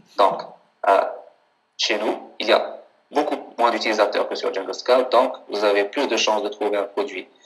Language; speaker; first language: French; non-native, local second language; Arabic